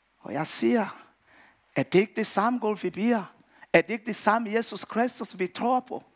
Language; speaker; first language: Danish; non-native, fluent; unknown